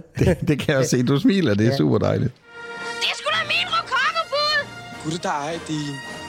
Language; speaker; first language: Danish; native; Danish